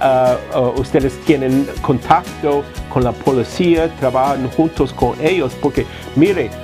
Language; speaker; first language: Spanish; non-native, fluent; English